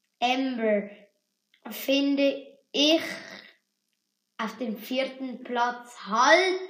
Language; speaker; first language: German; native; German